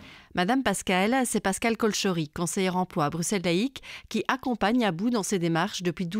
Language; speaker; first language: French; native; French